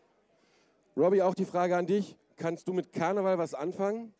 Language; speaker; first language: German; native; German